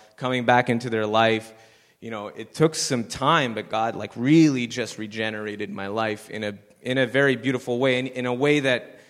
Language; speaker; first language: English; native; English